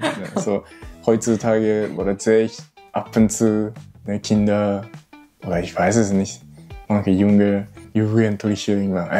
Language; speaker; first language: German; non-native, learner; Japanese